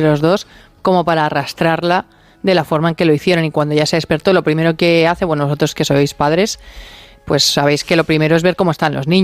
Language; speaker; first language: Spanish; native; Spanish